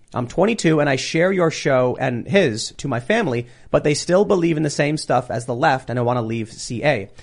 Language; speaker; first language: English; native; English